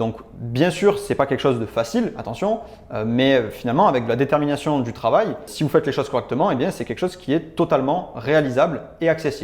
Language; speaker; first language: French; native; French